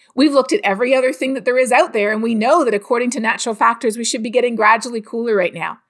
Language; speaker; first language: English; native; English